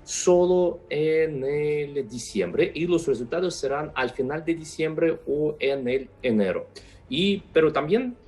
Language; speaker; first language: Spanish; non-native, fluent; Russian